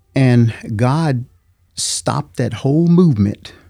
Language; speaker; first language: English; native; English